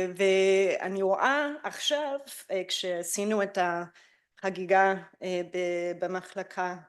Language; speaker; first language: Hebrew; non-native, fluent; English